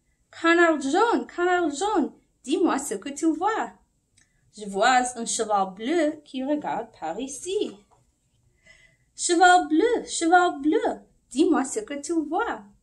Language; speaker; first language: French; non-native, fluent; English